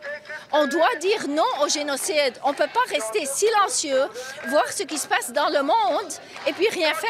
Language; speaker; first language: French; native; French